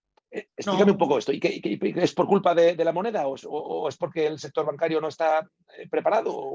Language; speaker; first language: Spanish; native; Spanish